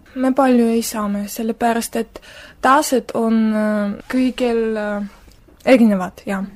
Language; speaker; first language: Estonian; non-native, local second language; Russian